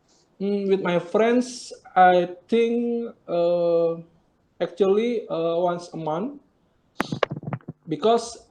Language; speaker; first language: English; non-native, learner; Indonesian